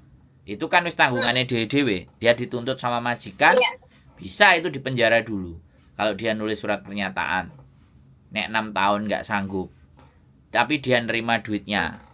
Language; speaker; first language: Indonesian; non-native, local second language; Javanese